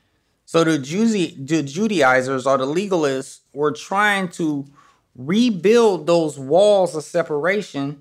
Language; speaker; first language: English; native; English